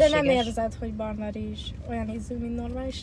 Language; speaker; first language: Hungarian; early bilingual, heritage; Hungarian